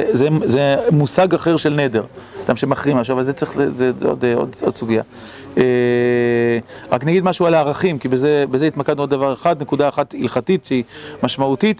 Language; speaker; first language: Hebrew; native; Hebrew